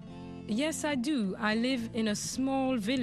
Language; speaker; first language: English; non-native, fluent; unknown